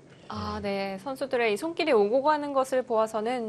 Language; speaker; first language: Korean; native; Korean